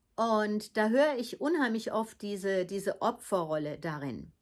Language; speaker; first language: German; early bilingual, heritage; Dutch